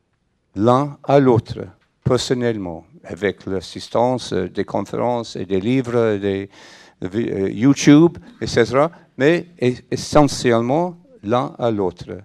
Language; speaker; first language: French; non-native, fluent; English